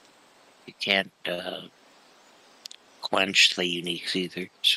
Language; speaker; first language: English; native; English